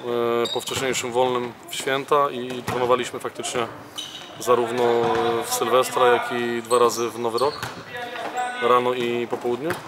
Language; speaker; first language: Polish; native; Polish